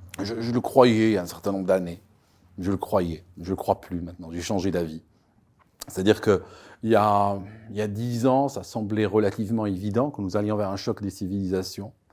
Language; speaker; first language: French; non-native, local second language; Arabic